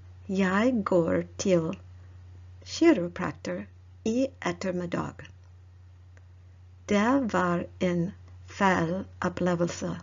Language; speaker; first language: Norwegian; non-native, learner; English